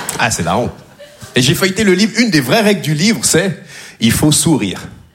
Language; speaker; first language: French; native; French